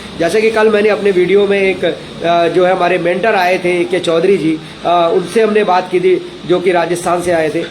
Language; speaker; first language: Hindi; native; Hindi